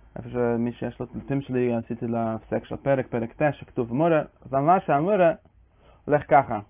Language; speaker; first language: Hebrew; non-native, fluent; English